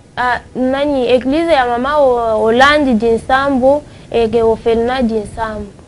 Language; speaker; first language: Lingala; non-native, local second language; Luba-Lulua